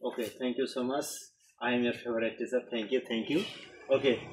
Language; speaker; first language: English; non-native, learner; Bangla